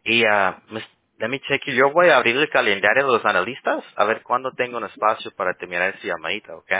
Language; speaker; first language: Spanish; early bilingual, heritage; Spanish